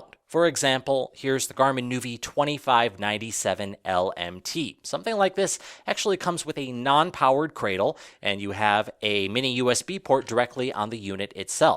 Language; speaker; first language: English; native; English